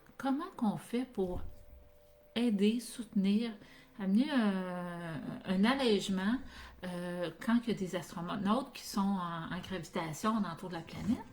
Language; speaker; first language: French; native; French